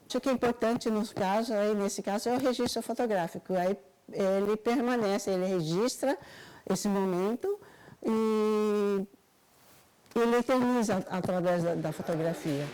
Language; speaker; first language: Portuguese; early bilingual, other home language; Cantonese